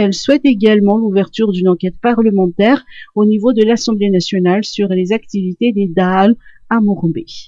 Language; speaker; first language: French; non-native, local second language; Malagasy